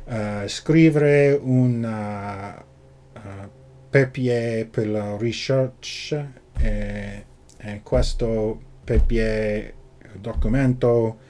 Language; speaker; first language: Italian; non-native, learner; English